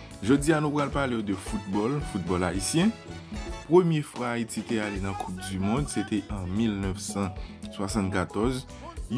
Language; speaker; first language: French; non-native, learner; Haitian Creole